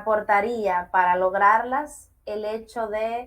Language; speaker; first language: Spanish; native; Spanish